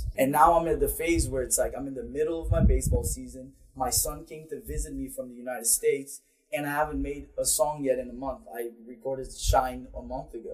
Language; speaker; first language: English; non-native, fluent; Papiamento